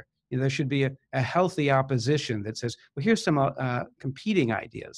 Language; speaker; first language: English; native; English